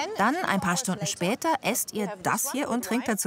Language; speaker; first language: German; native; German